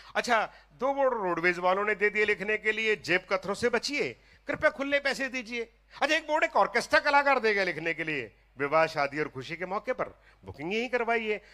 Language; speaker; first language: Hindi; non-native, local second language; Punjabi